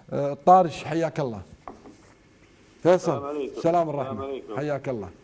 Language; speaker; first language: Arabic; native; Arabic